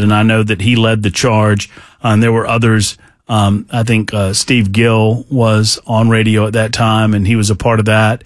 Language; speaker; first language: English; native; English